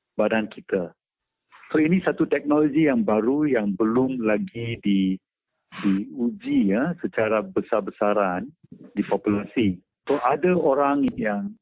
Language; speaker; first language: Malay; non-native, local second language; Tamil